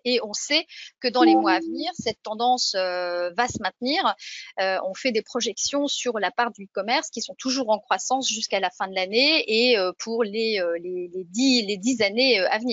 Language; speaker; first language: French; native; French